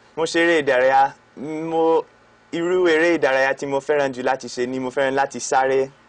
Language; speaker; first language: Yoruba; non-native, fluent; English